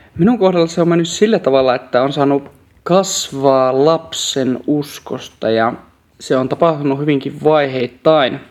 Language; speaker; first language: Finnish; native; Finnish